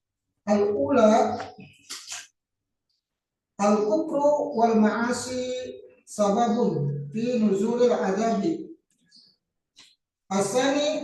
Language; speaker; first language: Arabic; non-native, learner; Indonesian